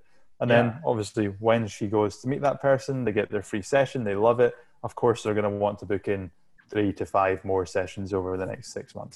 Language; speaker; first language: English; native; English